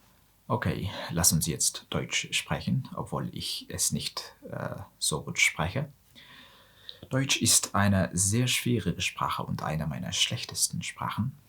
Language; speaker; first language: German; non-native, learner; Mongolian